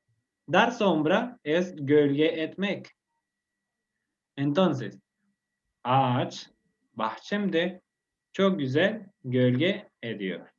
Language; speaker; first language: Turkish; non-native, learner; Spanish